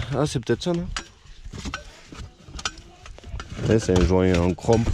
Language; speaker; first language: French; native; French